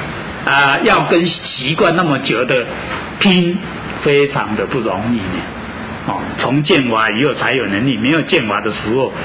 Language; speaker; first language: Chinese; native; Chinese